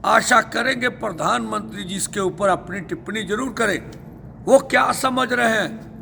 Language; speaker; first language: Hindi; non-native, local second language; Punjabi